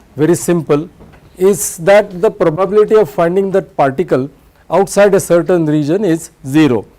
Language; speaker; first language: English; non-native, local second language; Marathi